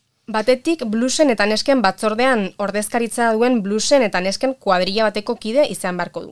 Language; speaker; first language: Basque; native; Basque